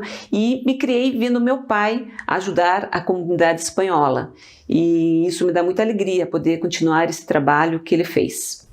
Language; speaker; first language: Portuguese; early bilingual, other home language; Spanish